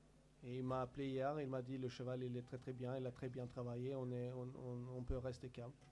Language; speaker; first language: French; non-native, learner; Swedish